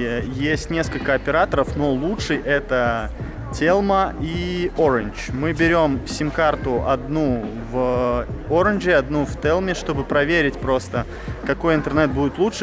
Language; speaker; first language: Russian; native; Russian